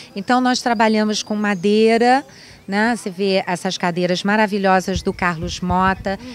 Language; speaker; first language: Portuguese; native; Portuguese